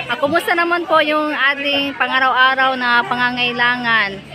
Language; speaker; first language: Filipino; non-native, local second language; Cebuano